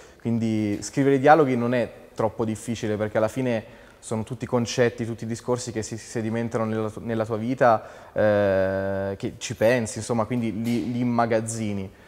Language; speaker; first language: Italian; native; Italian